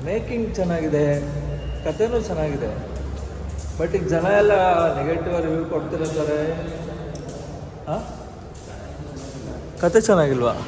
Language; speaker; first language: Kannada; native; Kannada